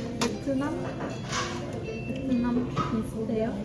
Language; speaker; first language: Korean; non-native, learner; Vietnamese